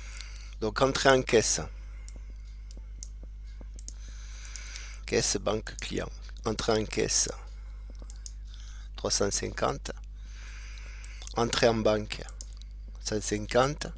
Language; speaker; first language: French; native; French